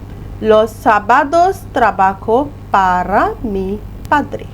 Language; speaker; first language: Spanish; non-native, fluent; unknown